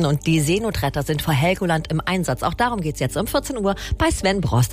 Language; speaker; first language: German; native; German